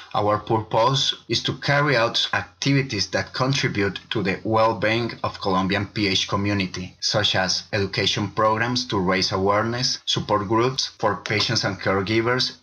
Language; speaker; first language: English; non-native, fluent; Spanish